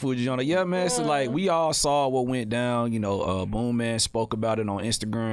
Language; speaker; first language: English; native; English